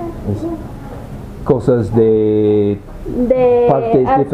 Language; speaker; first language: Spanish; non-native, learner; English